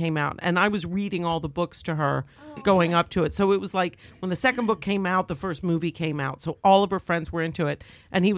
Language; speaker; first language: English; native; English